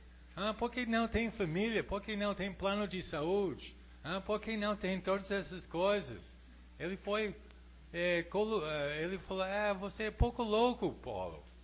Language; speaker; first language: Portuguese; non-native, fluent; English